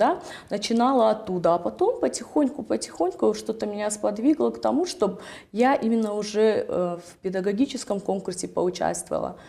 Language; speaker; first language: Russian; non-native, local second language; Ossetic